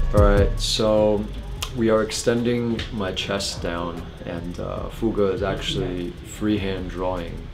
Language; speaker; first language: English; early bilingual, other home language; Chinese